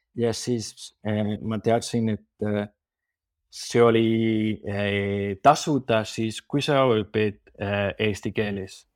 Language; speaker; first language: Estonian; non-native, fluent; Spanish